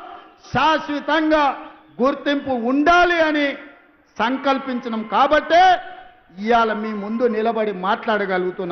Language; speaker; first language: Telugu; native; Telugu